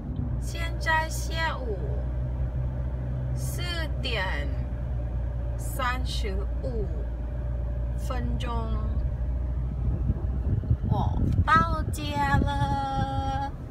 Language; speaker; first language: Chinese; non-native, learner; Thai